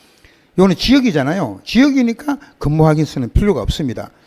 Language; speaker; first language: Korean; native; Korean